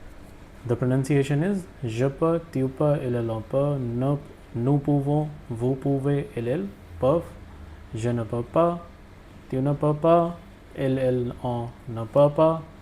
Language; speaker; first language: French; non-native, fluent; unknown